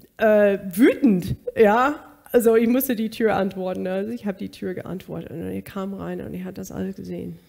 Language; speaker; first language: German; non-native, fluent; English